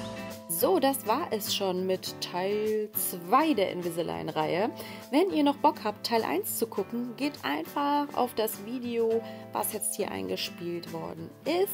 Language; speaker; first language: German; native; German